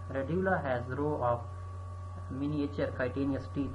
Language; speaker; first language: English; non-native, local second language; Urdu